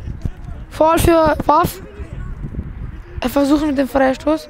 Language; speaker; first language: German; non-native, learner; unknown